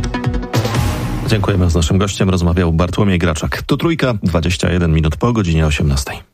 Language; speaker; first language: Polish; native; Polish